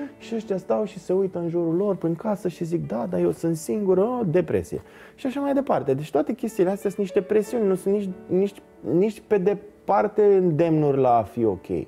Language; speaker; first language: Romanian; native; Romanian